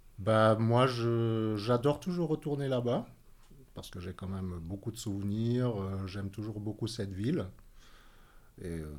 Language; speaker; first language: French; early bilingual, heritage; French